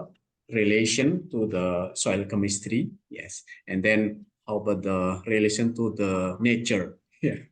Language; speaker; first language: English; non-native, learner; Indonesian